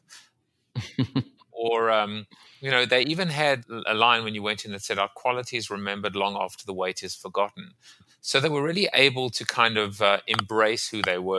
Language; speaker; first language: English; native; English